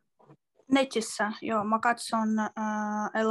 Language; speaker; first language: Finnish; non-native, learner; Russian